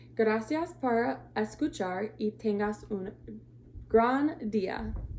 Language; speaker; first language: Spanish; non-native, learner; English